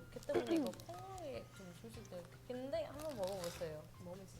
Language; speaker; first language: Korean; non-native, fluent; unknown